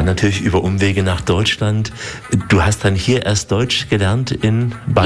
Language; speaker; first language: German; native; German